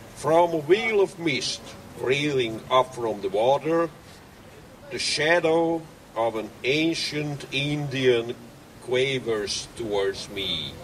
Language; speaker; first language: English; non-native, fluent; Hungarian